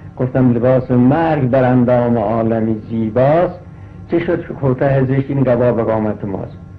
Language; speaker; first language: Persian; non-native, local second language; Azerbaijani